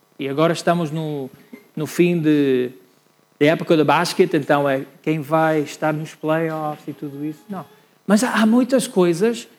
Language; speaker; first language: Portuguese; non-native, learner; English